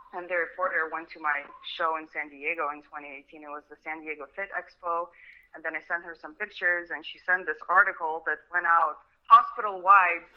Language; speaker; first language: English; early bilingual, other home language; Russian